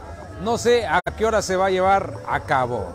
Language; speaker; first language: Spanish; native; Spanish